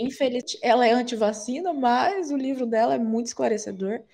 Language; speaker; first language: Portuguese; native; Portuguese